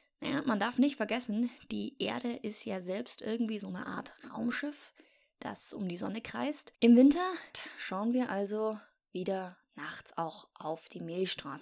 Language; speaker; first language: German; native; German